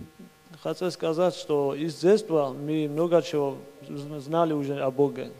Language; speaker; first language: Russian; non-native, learner; Georgian